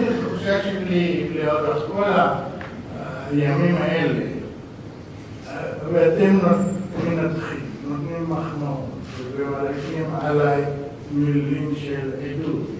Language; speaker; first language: Hebrew; non-native, fluent; Arabic